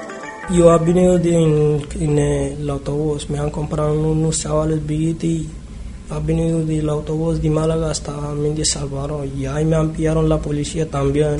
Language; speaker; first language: Spanish; non-native, learner; Arabic